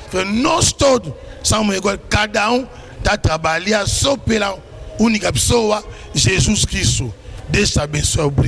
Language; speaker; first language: Portuguese; non-native, learner; Lingala